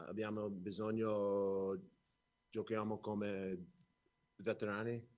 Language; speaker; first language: Italian; non-native, learner; English